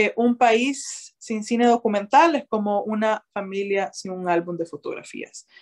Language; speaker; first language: Spanish; native; Spanish